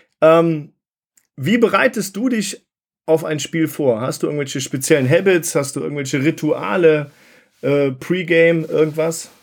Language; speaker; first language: German; native; German